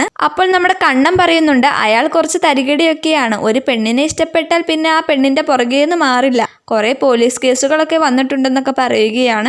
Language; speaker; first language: Malayalam; native; Malayalam